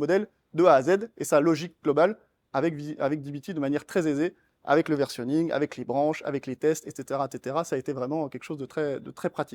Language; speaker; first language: French; native; French